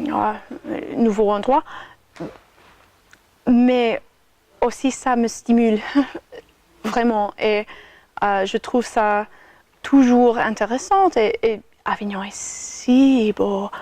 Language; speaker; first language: French; non-native, fluent; English